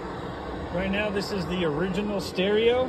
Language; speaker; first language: English; native; English